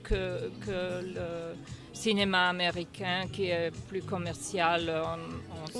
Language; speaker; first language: French; non-native, fluent; Serbian